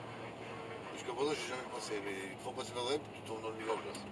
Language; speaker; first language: French; native; French